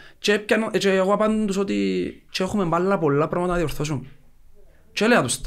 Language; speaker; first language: Greek; native; Greek